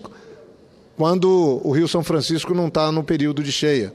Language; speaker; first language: Portuguese; native; Portuguese